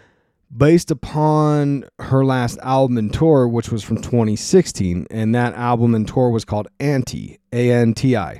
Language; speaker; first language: English; native; English